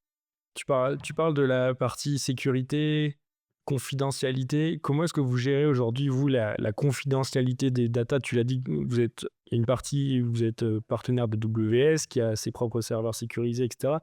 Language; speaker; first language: French; native; French